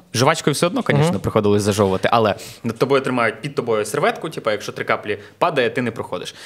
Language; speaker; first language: Ukrainian; native; Ukrainian